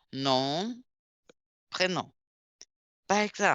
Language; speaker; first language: French; non-native, fluent; Portuguese